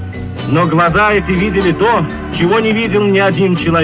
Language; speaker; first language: Russian; native; Russian